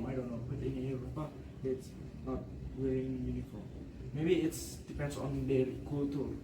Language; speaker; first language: English; non-native, learner; Indonesian